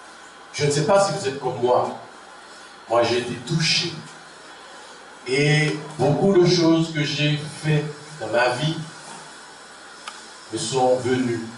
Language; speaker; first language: French; non-native, local second language; Haitian Creole